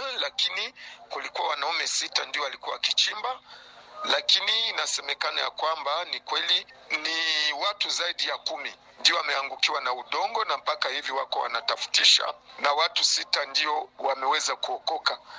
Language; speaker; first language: Swahili; native; Swahili